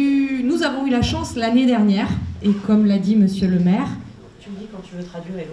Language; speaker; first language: French; native; French